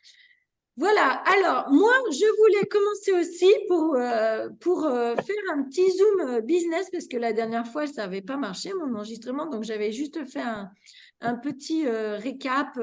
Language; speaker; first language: French; native; French